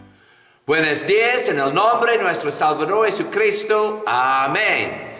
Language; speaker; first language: Spanish; non-native, fluent; English